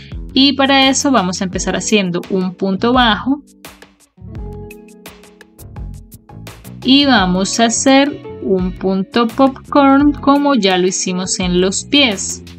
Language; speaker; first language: Spanish; native; Spanish